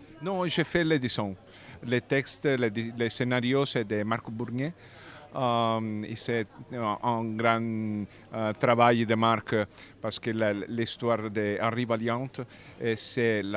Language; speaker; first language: French; non-native, learner; Italian